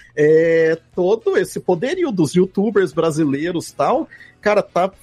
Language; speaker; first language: Portuguese; native; Portuguese